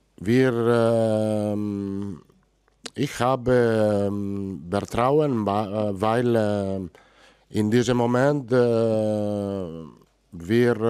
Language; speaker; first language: German; non-native, learner; Italian